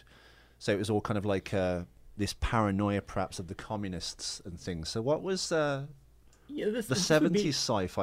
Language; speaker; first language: English; native; English